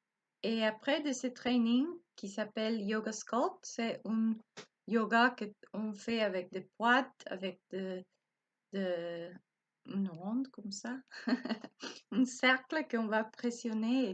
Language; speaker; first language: French; non-native, learner; Spanish